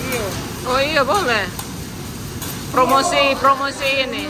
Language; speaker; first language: Indonesian; native; Indonesian